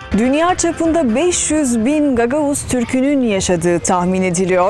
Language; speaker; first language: Turkish; native; Turkish